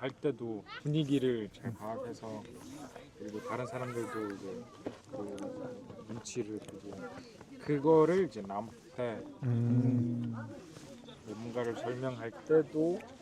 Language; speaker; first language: Korean; non-native, fluent; Mongolian